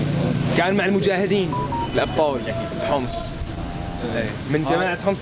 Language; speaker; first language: Arabic; native; Arabic